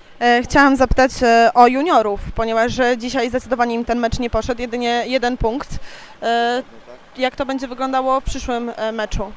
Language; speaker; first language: Polish; native; Polish